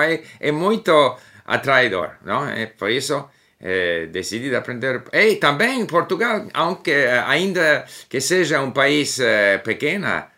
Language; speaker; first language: Portuguese; non-native, learner; English